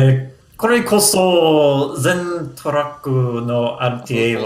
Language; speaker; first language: Japanese; non-native, learner; English